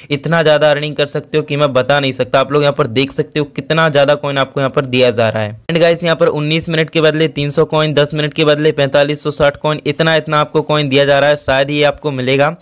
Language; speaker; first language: Hindi; native; Hindi